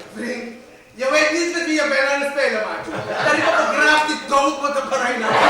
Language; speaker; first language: Dutch; non-native, local second language; Papiamento